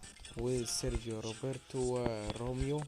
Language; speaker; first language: Arabic; native; Arabic